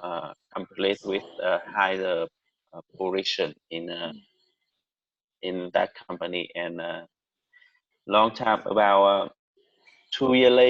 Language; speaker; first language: English; non-native, learner; Vietnamese